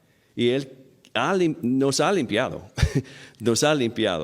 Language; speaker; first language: Spanish; non-native, fluent; English